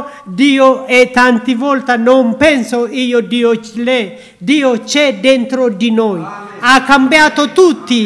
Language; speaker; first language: Italian; non-native, learner; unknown